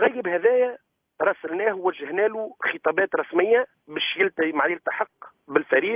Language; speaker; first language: Arabic; native; Arabic